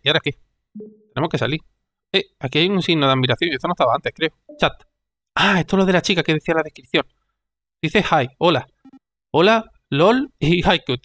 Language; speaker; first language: Spanish; native; Spanish